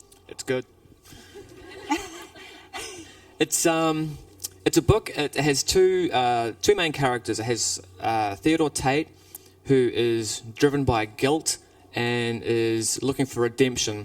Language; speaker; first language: English; native; English